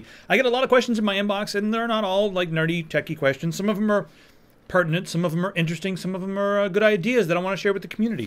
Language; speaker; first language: English; native; English